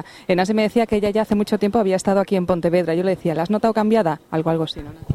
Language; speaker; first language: Spanish; native; Spanish